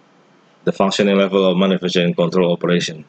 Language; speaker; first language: English; non-native, fluent; Indonesian